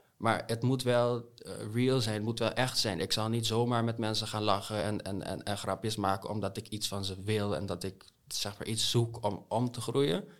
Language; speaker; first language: Dutch; non-native, local second language; Papiamento